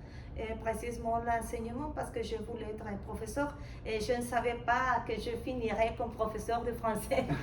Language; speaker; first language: French; non-native, fluent; Spanish